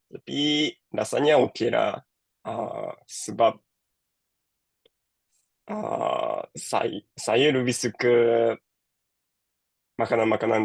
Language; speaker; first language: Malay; non-native, learner; Japanese